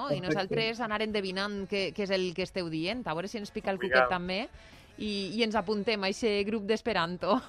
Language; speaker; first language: Catalan; native; Catalan